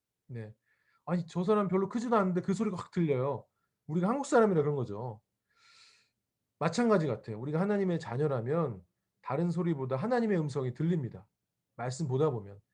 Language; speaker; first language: Korean; native; Korean